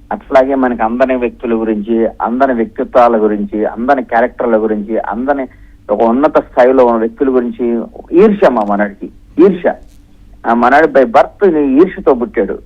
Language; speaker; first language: Telugu; native; Telugu